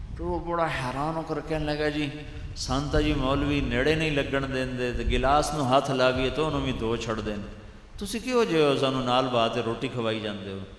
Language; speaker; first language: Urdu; non-native, local second language; Punjabi